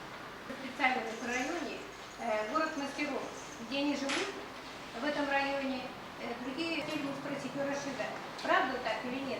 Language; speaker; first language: Russian; native; Russian